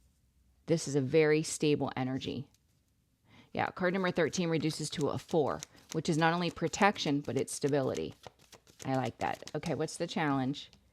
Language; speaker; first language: English; native; English